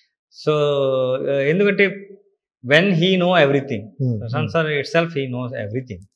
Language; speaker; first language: Telugu; non-native, learner; Kannada